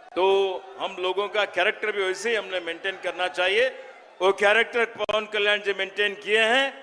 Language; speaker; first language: Hindi; non-native, local second language; Kannada